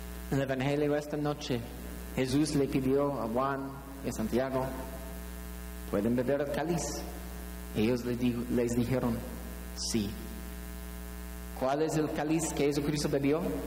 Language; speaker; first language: Spanish; non-native, fluent; English